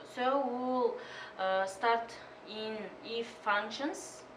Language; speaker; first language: English; non-native, learner; Kazakh